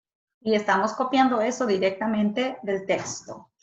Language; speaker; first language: Spanish; early bilingual, heritage; Spanish